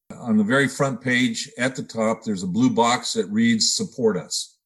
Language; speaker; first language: English; native; English